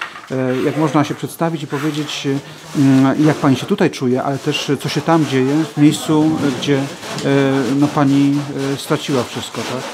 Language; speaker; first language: Polish; native; Polish